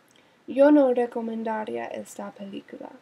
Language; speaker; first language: Spanish; non-native, learner; English